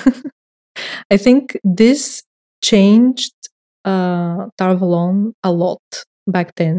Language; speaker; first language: English; non-native, fluent; Bulgarian